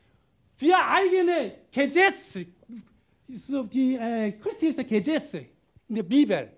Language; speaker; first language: German; non-native, learner; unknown